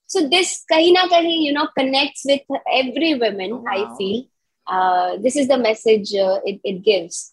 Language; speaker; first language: English; non-native, local second language; Gujarati